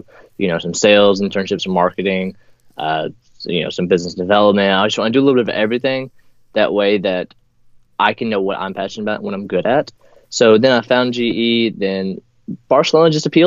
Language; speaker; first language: English; native; English